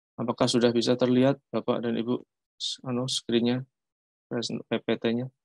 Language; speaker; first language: Indonesian; non-native, local second language; Javanese